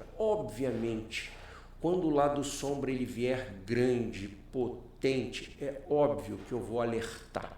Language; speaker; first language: Portuguese; native; Portuguese